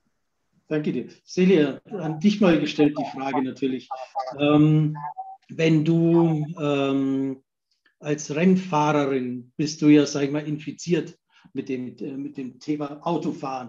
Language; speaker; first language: German; native; German